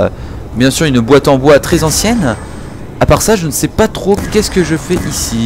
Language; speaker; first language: French; native; French